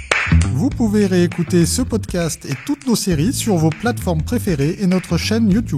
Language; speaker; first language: French; native; French